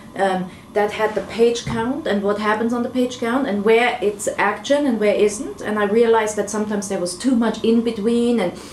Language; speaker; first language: English; non-native, fluent; German